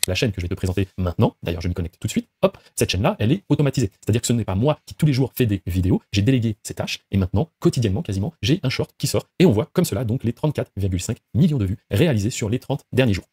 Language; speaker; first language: French; native; French